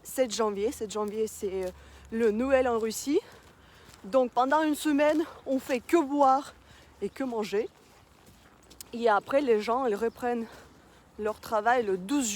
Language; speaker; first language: French; non-native, fluent; Russian